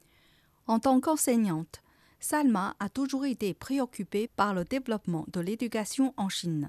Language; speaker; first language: French; non-native, fluent; Chinese